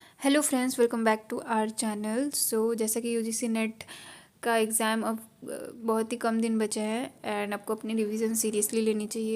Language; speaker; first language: Hindi; native; Hindi